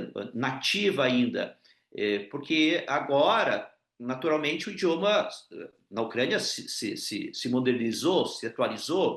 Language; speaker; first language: Portuguese; non-native, local second language; Ukrainian